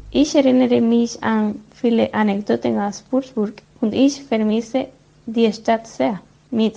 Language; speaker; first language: German; non-native, learner; Spanish